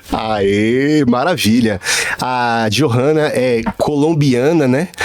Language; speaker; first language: Portuguese; native; Portuguese